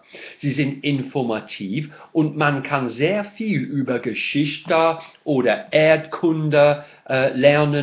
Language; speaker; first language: German; non-native, fluent; English